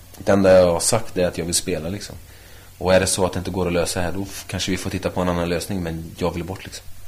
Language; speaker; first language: Swedish; native; Swedish